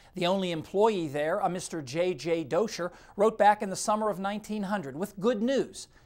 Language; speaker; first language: English; native; English